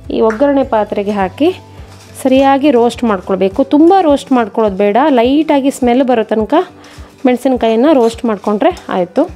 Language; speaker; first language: Kannada; non-native, local second language; Konkani